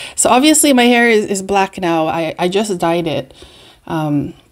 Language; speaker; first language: English; native; English